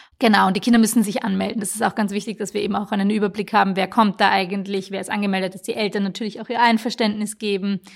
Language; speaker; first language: German; native; German